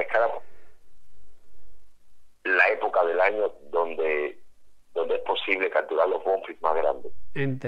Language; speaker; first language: Spanish; native; Spanish